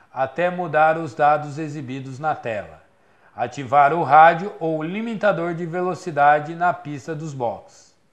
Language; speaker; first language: Portuguese; native; Portuguese